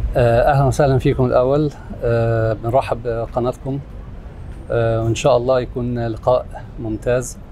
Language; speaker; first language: Arabic; native; Arabic